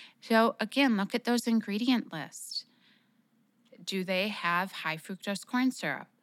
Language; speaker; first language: English; native; English